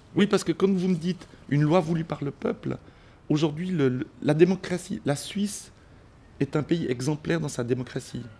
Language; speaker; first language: French; early bilingual, other home language; Spanish